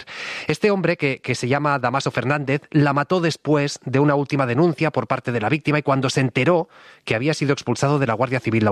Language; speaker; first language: Spanish; native; Spanish